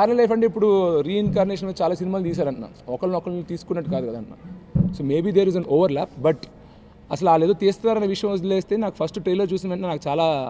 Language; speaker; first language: Telugu; native; Telugu